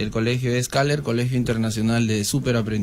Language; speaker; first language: Spanish; native; Spanish